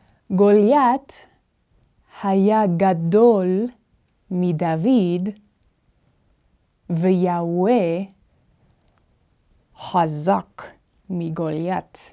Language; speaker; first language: Hebrew; non-native, fluent; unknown